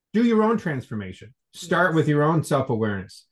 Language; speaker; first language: English; native; English